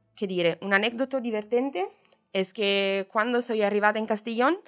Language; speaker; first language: Spanish; non-native, learner; Italian